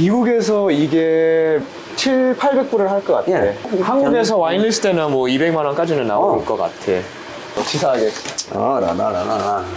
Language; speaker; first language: Korean; non-native, fluent; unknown